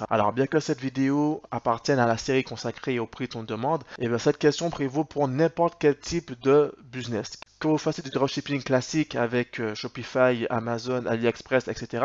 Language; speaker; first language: French; native; French